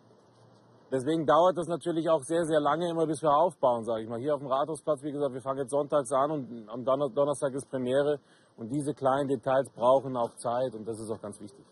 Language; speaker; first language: German; native; German